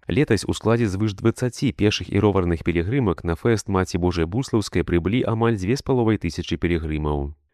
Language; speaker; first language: Belarusian; native; Belarusian